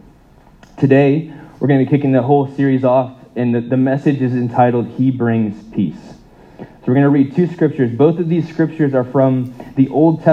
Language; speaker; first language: English; native; English